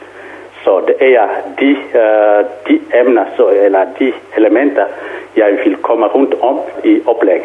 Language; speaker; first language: Danish; non-native, fluent; Kongo